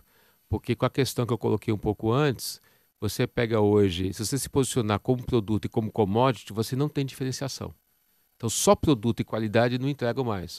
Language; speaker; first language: Portuguese; native; Portuguese